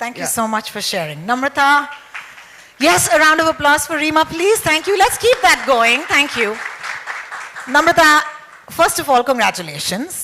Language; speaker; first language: English; non-native, local second language; Hindi